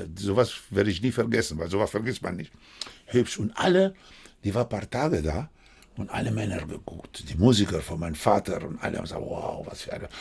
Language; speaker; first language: German; non-native, fluent; Spanish